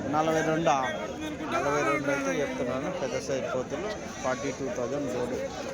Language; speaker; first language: Telugu; native; Telugu